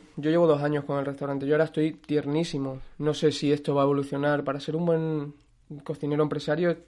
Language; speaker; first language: Spanish; native; Spanish